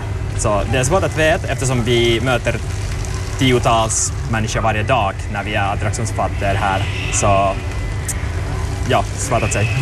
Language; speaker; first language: Swedish; non-native, learner; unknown